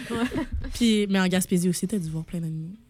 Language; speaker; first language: French; native; French